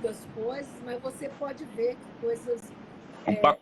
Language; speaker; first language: Portuguese; native; Portuguese